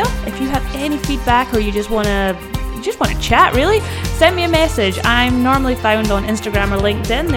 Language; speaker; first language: English; native; English